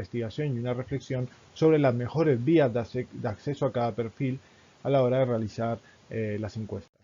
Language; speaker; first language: Spanish; native; Spanish